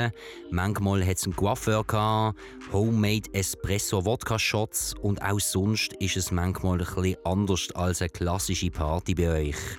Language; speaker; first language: German; native; German